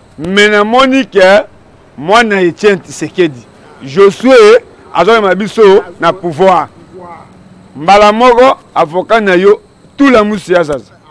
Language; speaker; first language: Lingala; native; Lingala